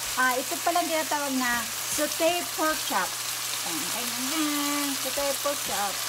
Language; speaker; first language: Filipino; non-native, local second language; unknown